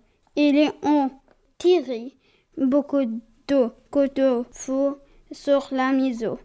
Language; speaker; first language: French; early bilingual, other home language; Arabic